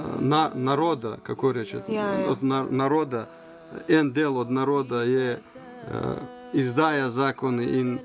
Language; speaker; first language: Slovenian; non-native, learner; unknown